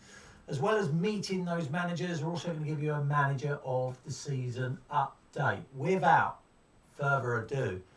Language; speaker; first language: English; native; English